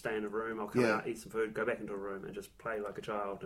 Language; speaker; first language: English; native; English